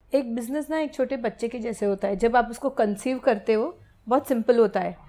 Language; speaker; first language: Hindi; non-native, local second language; Gujarati